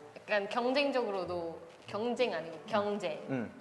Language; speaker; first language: Korean; non-native, fluent; Chinese